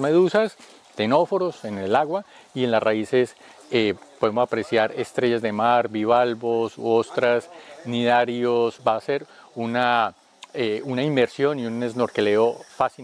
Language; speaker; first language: Spanish; native; Spanish